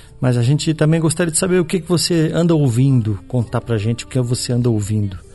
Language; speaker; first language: Portuguese; native; Portuguese